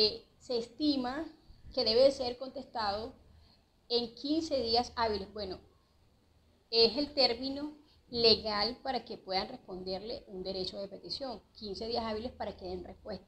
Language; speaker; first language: Spanish; native; Spanish